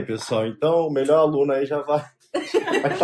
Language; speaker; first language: Portuguese; native; Portuguese